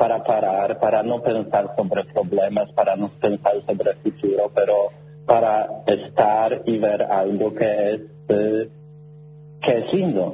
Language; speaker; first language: Spanish; non-native, learner; Polish